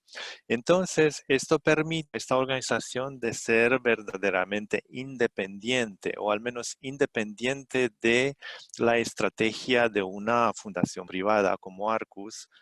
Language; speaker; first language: Spanish; non-native, fluent; Romanian